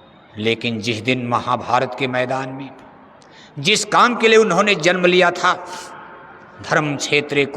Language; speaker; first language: Hindi; native; Hindi